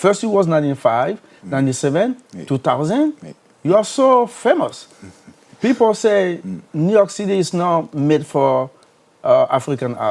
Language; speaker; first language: English; non-native, fluent; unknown